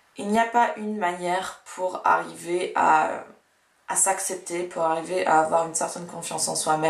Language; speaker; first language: French; early bilingual, other home language; Russian